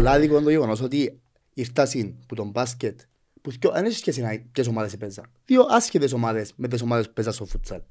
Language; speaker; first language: Greek; native; Greek